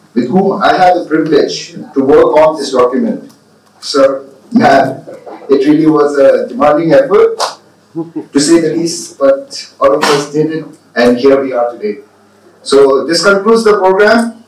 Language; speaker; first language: English; non-native, local second language; Tibetan